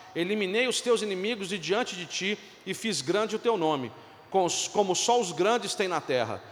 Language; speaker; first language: Portuguese; non-native, fluent; Italian